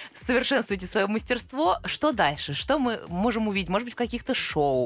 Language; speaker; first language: Russian; native; Russian